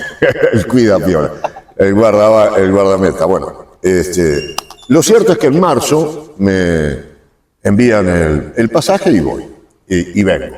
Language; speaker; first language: Spanish; native; Spanish